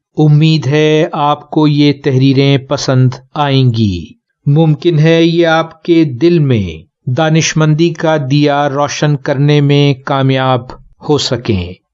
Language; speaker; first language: Urdu; native; Urdu